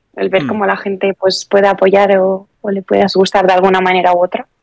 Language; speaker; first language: Spanish; native; Spanish